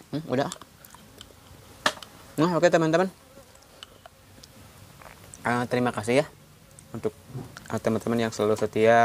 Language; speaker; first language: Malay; non-native, local second language; Sundanese